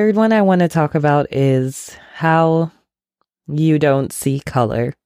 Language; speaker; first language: English; non-native, local second language; Akan